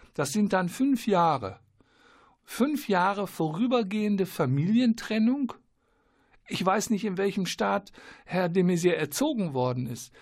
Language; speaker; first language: German; native; German